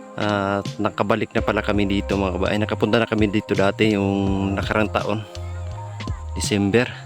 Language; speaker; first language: Filipino; non-native, local second language; Cebuano